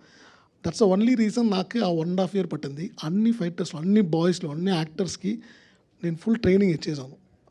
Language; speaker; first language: Telugu; non-native, fluent; Tamil